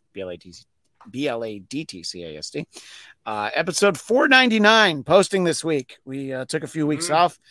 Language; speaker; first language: English; native; English